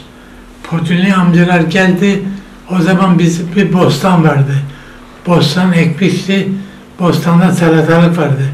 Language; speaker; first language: Turkish; non-native, local second language; Zaza